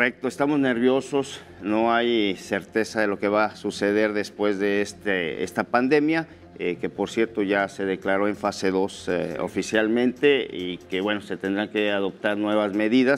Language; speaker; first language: Spanish; native; Spanish